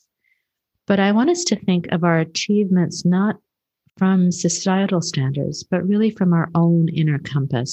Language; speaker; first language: English; native; English